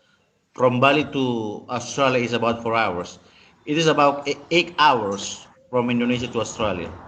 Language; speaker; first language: English; non-native, learner; Indonesian